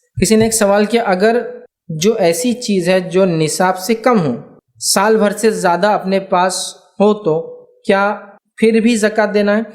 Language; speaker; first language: Urdu; native; Urdu